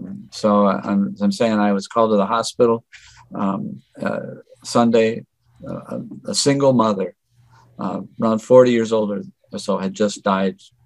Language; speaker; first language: English; native; English